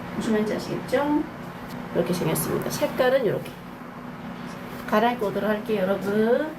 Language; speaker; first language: Korean; native; Korean